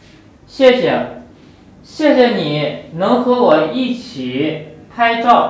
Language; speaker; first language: Chinese; non-native, fluent; Urdu